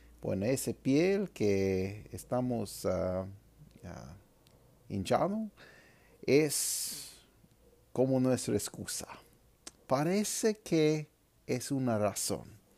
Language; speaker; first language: Spanish; non-native, fluent; English